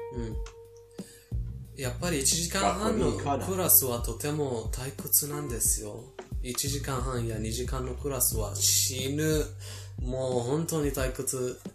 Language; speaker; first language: Japanese; non-native, fluent; Persian